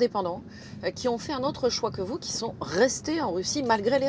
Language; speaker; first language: French; native; French